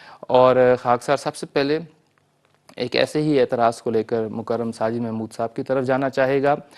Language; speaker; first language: Urdu; native; Urdu